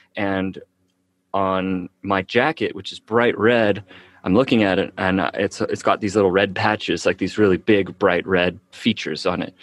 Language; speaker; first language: English; native; English